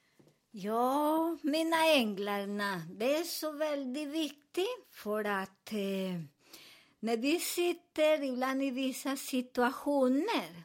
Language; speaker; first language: Swedish; non-native, learner; Spanish